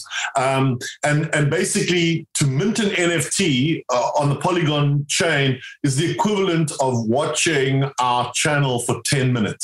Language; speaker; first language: English; native; English